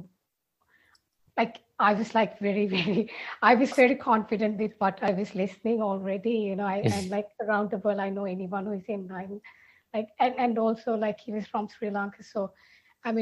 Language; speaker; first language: English; non-native, local second language; Sinhala